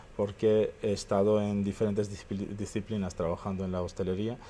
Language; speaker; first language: Spanish; non-native, fluent; Armenian